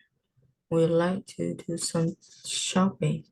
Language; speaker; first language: English; non-native, learner; Vietnamese